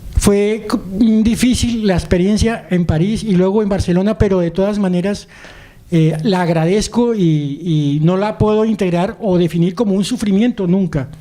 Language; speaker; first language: Spanish; native; Spanish